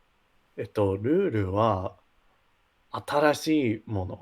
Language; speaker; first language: Japanese; non-native, learner; English